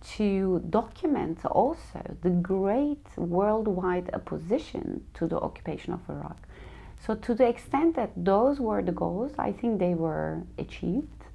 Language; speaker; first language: English; non-native, fluent; Turkish